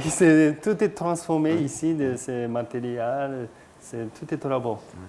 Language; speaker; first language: French; non-native, learner; Japanese